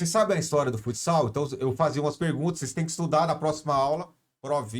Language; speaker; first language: Portuguese; native; Portuguese